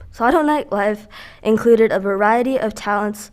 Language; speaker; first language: English; early bilingual, other home language; Filipino